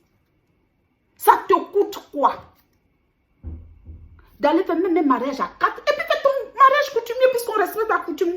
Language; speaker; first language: French; native; French